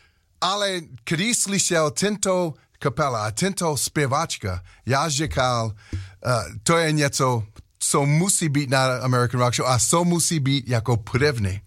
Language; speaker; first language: Czech; non-native, learner; English